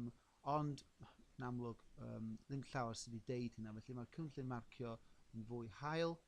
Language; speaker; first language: Welsh; native; Welsh